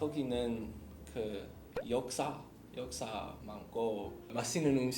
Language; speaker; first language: Korean; non-native, learner; English